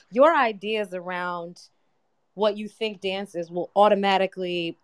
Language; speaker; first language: English; native; English